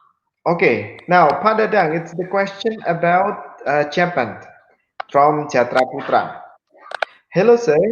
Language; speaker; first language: English; non-native, fluent; Indonesian